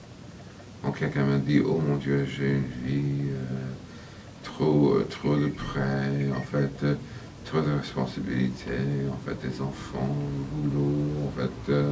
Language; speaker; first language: French; non-native, fluent; English